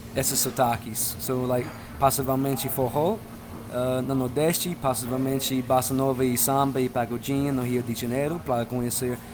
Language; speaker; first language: Portuguese; non-native, fluent; English